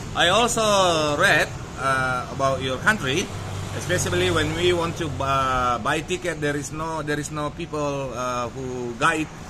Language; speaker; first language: English; non-native, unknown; Indonesian